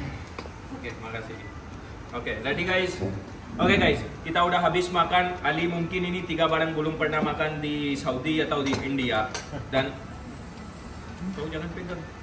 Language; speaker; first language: Indonesian; non-native, learner; Punjabi